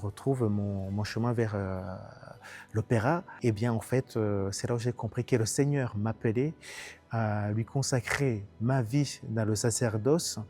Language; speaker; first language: French; non-native, local second language; Kinyarwanda